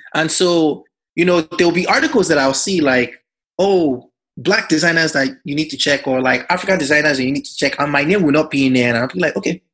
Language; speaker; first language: English; non-native, local second language; Yoruba